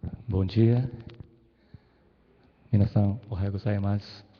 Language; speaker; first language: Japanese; early bilingual, heritage; Japanese